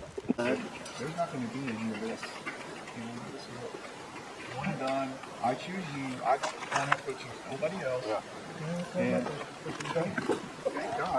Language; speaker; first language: English; native; English